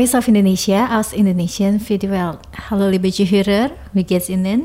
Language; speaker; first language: German; non-native, fluent; Indonesian